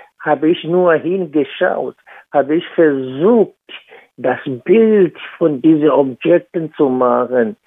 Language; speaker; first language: German; non-native, fluent; Swahili